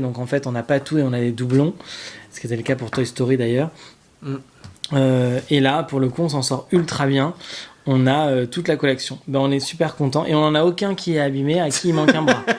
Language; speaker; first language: French; native; French